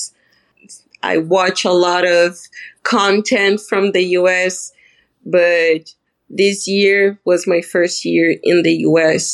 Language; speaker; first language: English; non-native, fluent; Portuguese